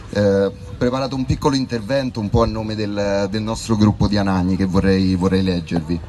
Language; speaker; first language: Italian; native; Italian